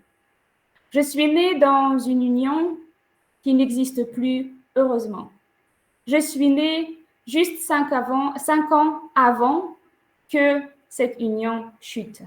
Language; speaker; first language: French; non-native, fluent; Ukrainian